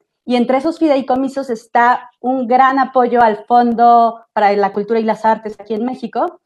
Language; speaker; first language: Spanish; native; Spanish